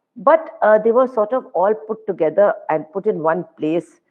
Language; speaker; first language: English; non-native, local second language; Hindi